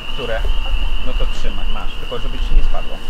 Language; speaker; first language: Polish; native; Polish